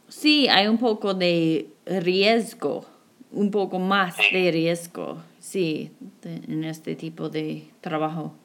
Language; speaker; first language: Spanish; non-native, fluent; English